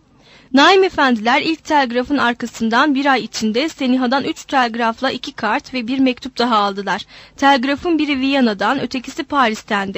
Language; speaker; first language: Turkish; native; Turkish